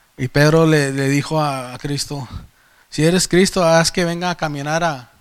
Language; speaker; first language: Spanish; early bilingual, heritage; Spanish